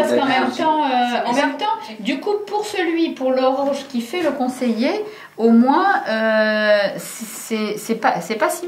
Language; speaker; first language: French; native; French